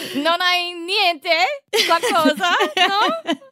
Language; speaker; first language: Italian; non-native, learner; English